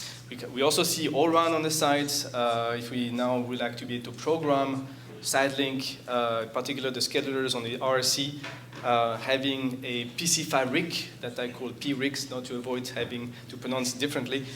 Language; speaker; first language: English; non-native, fluent; French